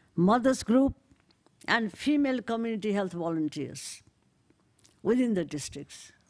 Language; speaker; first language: English; non-native, local second language; Nepali